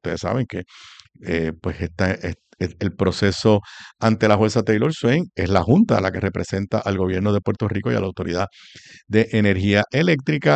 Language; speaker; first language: Spanish; native; Spanish